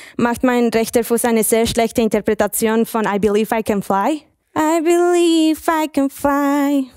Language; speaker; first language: German; non-native, fluent; Spanish